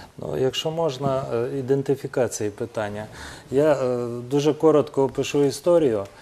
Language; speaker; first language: Ukrainian; native; Ukrainian